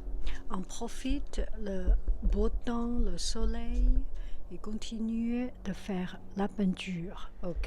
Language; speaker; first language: French; non-native, fluent; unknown